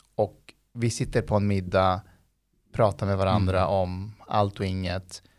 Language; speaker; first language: Swedish; early bilingual, other home language; Persian